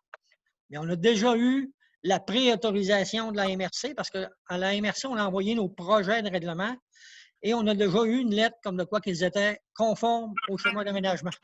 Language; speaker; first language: French; native; French